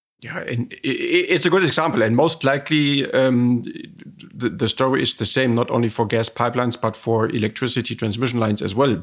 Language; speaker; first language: English; non-native, fluent; German